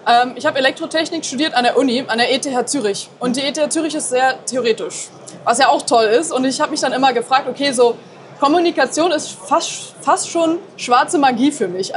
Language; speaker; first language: German; native; German